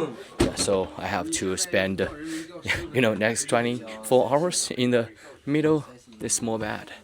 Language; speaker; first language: English; non-native, learner; Chinese